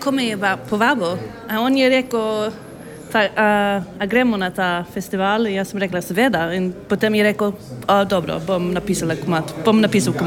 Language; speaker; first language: Slovenian; non-native, learner; English